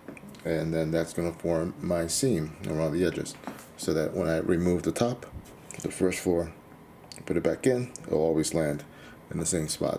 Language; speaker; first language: English; native; English